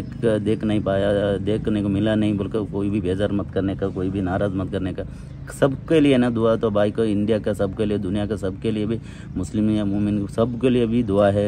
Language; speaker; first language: Hindi; non-native, local second language; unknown